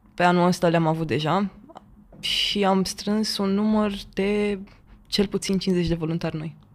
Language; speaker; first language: Romanian; native; Romanian